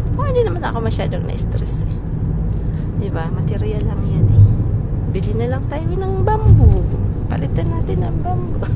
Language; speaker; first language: Filipino; native; Filipino